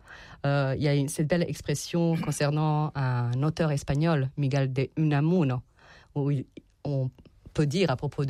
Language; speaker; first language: French; non-native, fluent; Serbian